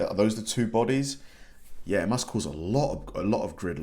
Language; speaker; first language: English; native; English